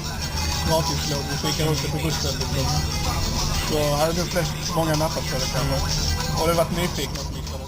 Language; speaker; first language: Swedish; native; Swedish